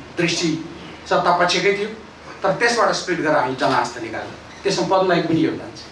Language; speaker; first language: Nepali; native; Nepali